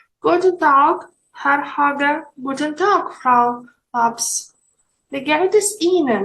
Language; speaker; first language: German; non-native, fluent; Ukrainian